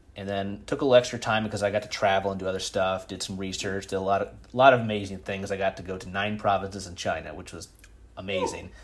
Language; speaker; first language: English; native; English